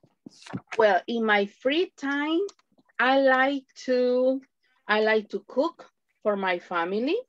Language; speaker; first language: English; non-native, fluent; Spanish